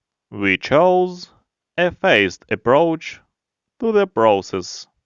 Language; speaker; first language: English; non-native, fluent; Ukrainian